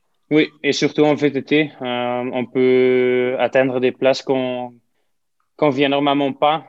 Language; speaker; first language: French; non-native, fluent; Dutch